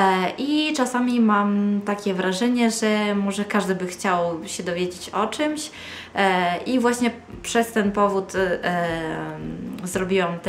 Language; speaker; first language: Polish; non-native, fluent; Italian